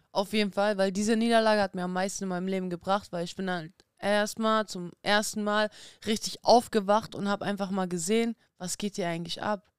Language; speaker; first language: German; early bilingual, other home language; Russian